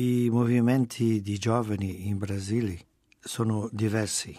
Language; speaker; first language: Italian; non-native, fluent; Portuguese